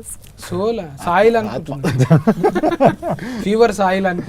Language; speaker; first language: Telugu; native; Telugu